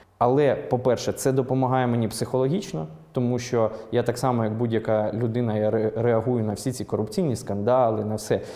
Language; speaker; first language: Ukrainian; non-native, local second language; Russian